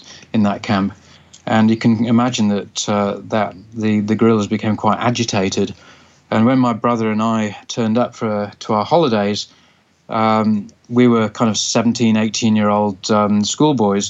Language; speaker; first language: English; native; English